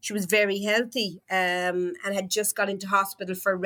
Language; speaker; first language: English; native; English